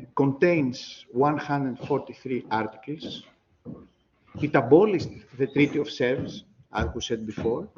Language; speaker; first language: English; non-native, fluent; Greek